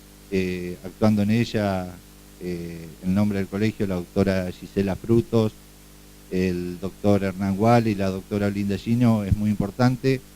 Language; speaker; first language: Spanish; native; Spanish